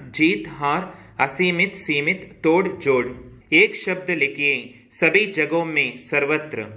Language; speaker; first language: Hindi; non-native, local second language; Kannada